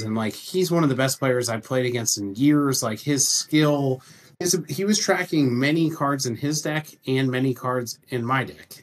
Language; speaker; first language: English; native; English